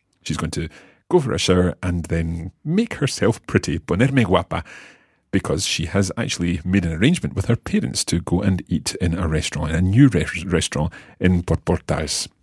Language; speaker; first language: English; native; English